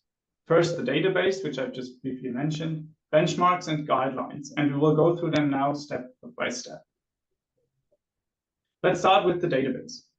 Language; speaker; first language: English; non-native, fluent; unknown